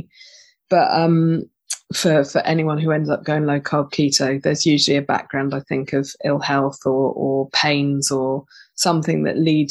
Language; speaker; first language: English; native; English